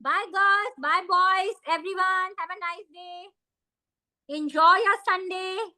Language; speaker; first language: English; non-native, fluent; Hindi